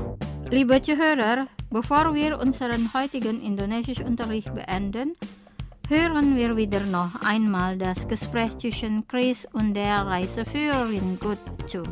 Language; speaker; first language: German; non-native, fluent; Indonesian